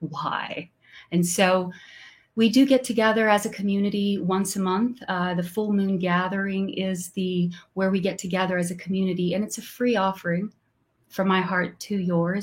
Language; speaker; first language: English; non-native, fluent; Portuguese